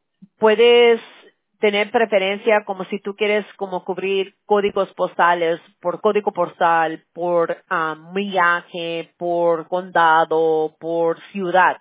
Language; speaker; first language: Spanish; early bilingual, heritage; Spanish